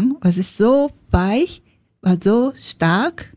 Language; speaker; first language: German; non-native, learner; Japanese